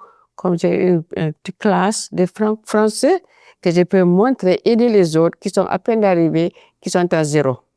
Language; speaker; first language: French; non-native, fluent; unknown